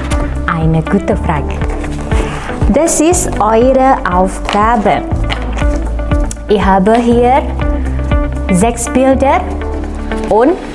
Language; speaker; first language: German; non-native, fluent; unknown